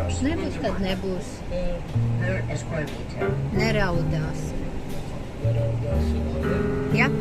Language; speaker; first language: Latvian; non-native, local second language; Russian